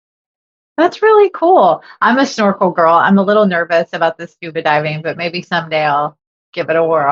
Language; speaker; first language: English; native; English